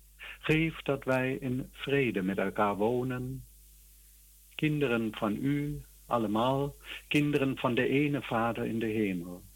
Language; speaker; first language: Dutch; native; Dutch